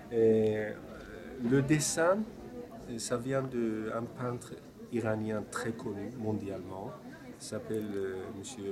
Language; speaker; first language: French; non-native, fluent; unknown